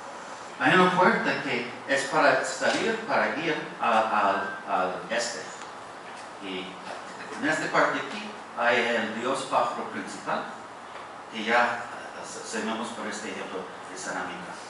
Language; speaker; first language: Spanish; non-native, fluent; English